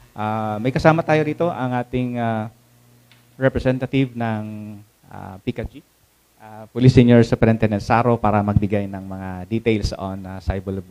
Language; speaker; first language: Filipino; native; Filipino